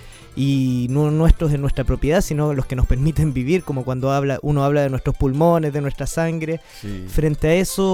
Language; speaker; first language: Spanish; native; Spanish